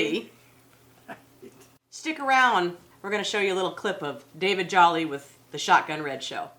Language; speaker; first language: English; native; English